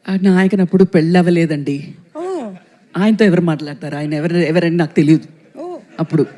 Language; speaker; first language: Telugu; non-native, fluent; Tamil